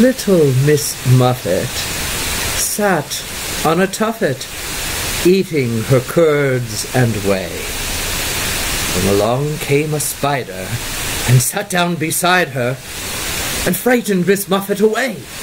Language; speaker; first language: English; native; English